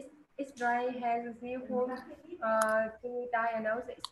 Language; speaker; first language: English; non-native, learner; Vietnamese